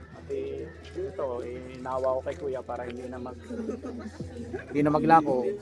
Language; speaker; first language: Filipino; non-native, local second language; Bikol